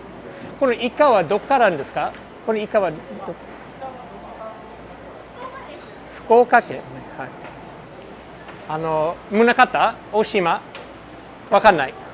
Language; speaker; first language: Japanese; non-native, fluent; English